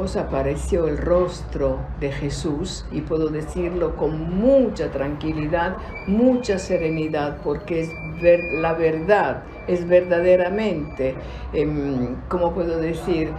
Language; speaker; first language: Spanish; non-native, fluent; Italian